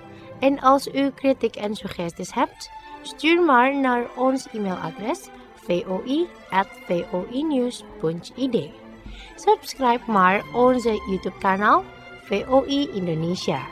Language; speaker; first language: Dutch; non-native, fluent; Indonesian